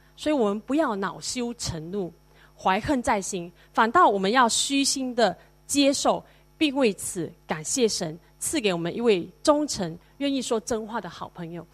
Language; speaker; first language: Chinese; native; Chinese